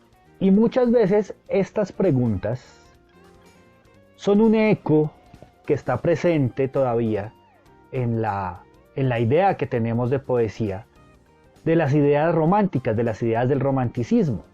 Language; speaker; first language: Spanish; native; Spanish